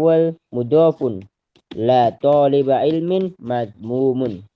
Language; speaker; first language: Arabic; non-native, learner; Indonesian